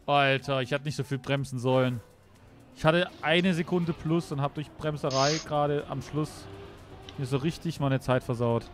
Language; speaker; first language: German; native; German